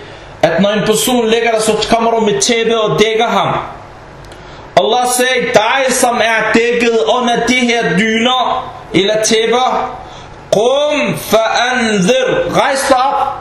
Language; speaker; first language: Danish; non-native, fluent; Arabic